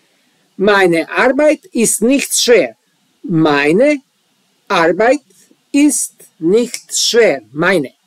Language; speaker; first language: German; non-native, learner; Serbian